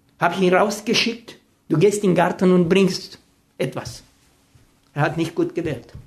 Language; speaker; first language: German; non-native, fluent; Romanian